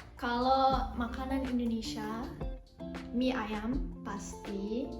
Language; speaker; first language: Indonesian; non-native, fluent; English